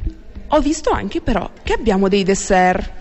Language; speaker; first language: Italian; native; Italian